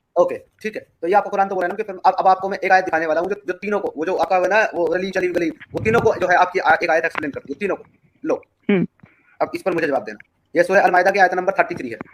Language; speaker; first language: Urdu; native; Urdu